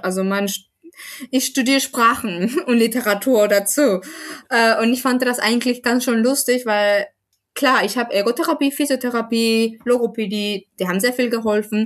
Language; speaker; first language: German; non-native, fluent; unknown